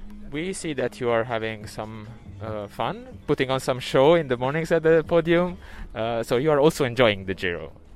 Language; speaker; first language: English; non-native, fluent; Italian